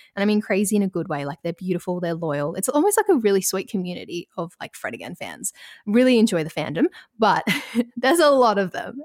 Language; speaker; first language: English; native; English